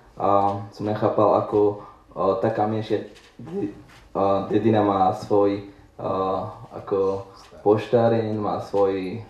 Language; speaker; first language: Slovak; non-native, learner; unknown